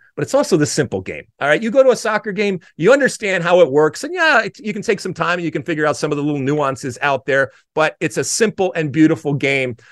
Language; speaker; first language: English; native; English